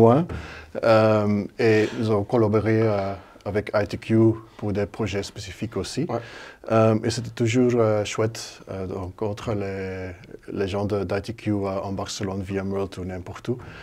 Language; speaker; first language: French; non-native, local second language; Dutch